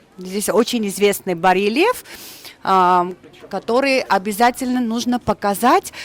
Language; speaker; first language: Russian; non-native, local second language; Armenian